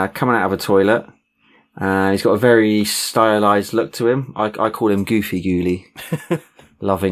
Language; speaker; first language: English; native; English